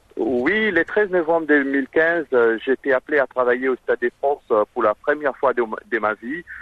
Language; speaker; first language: French; non-native, local second language; Morisyen